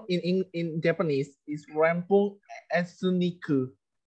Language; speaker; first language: English; non-native, learner; Indonesian